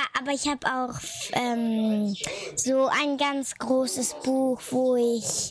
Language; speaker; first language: German; early bilingual, heritage; German